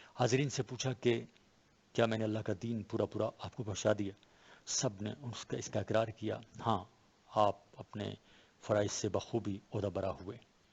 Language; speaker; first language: Urdu; non-native, local second language; Pashto